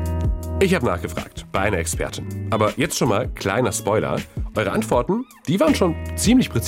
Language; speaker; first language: German; native; German